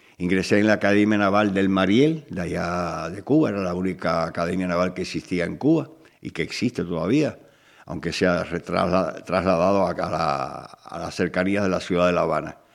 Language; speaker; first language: Spanish; native; Spanish